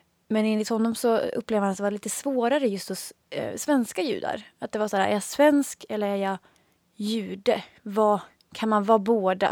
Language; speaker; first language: Swedish; native; Swedish